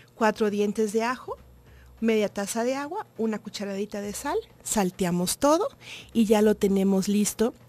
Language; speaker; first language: Spanish; native; Spanish